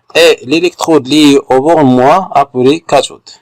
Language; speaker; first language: French; non-native, local second language; Arabic